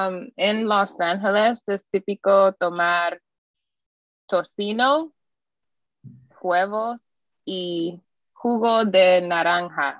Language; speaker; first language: Spanish; non-native, learner; English